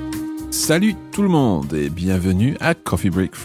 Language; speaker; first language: French; non-native, fluent; English